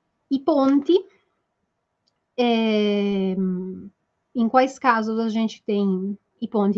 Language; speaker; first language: Portuguese; non-native, fluent; Italian